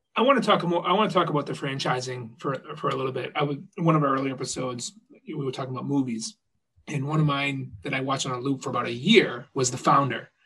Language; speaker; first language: English; native; English